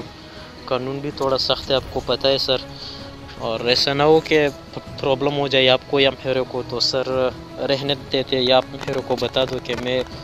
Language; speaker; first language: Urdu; non-native, local second language; Pashto